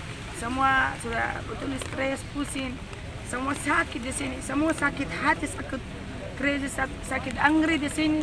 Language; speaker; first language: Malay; non-native, learner; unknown